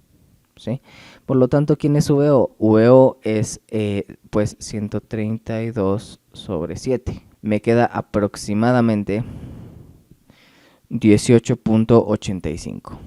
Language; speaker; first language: Spanish; native; Spanish